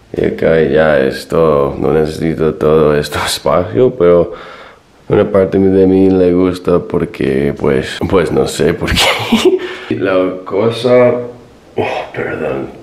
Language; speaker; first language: Spanish; non-native, fluent; English